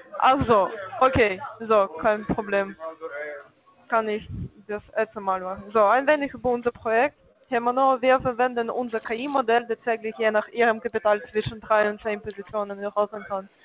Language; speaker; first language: German; non-native, learner; Bulgarian